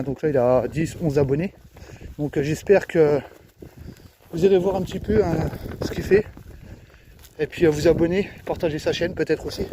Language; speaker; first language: French; native; French